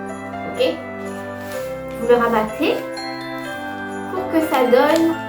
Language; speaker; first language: French; native; French